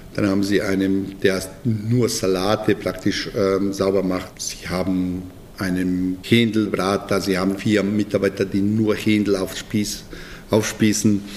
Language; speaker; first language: German; non-native, fluent; Bosnian